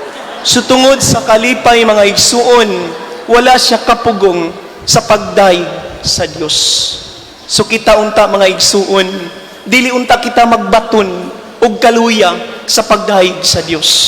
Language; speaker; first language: Cebuano; native; Cebuano